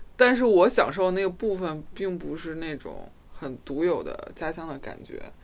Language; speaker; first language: Chinese; native; Chinese